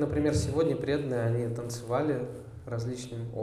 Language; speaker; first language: Russian; native; Russian